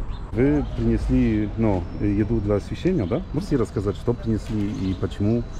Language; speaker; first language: Russian; non-native, fluent; Polish